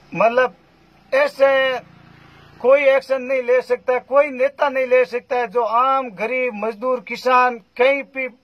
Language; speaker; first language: Hindi; native; Hindi